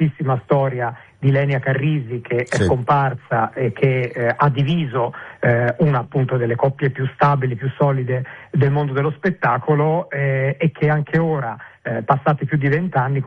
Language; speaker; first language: Italian; native; Italian